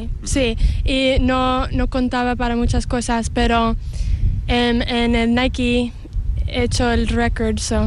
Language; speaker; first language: Spanish; early bilingual, heritage; Spanish